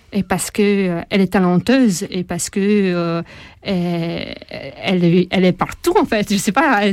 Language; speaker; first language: French; non-native, fluent; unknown